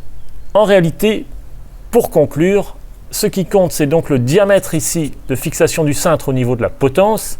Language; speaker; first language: French; native; French